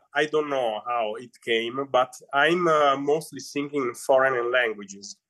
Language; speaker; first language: English; non-native, fluent; Italian